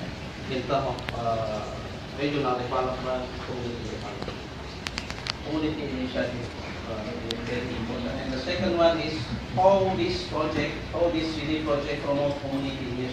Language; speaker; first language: English; non-native, fluent; Indonesian